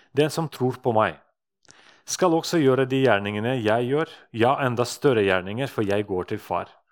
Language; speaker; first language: Norwegian; non-native, fluent; Russian